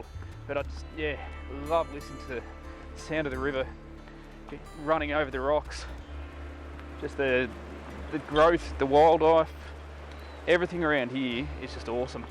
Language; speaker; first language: English; native; English